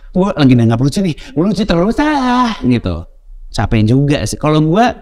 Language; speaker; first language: Indonesian; native; Indonesian